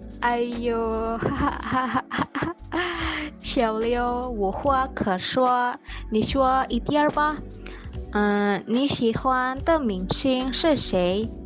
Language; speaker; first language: Chinese; non-native, learner; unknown